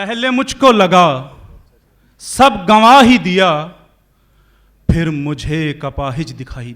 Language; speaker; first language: Hindi; native; Hindi